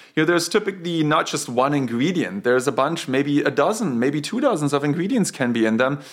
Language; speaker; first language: English; non-native, fluent; German